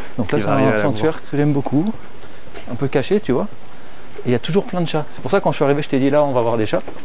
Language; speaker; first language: French; native; French